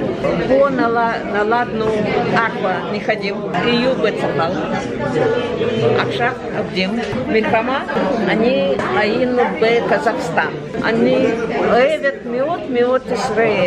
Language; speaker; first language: Hebrew; non-native, learner; Russian